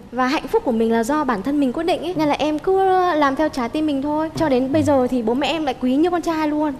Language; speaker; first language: Vietnamese; native; Vietnamese